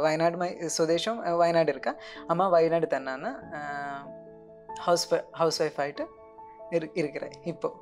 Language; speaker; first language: Tamil; non-native, learner; Malayalam